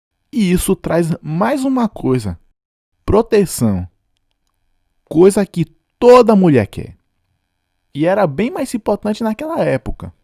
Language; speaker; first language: Portuguese; non-native, fluent; English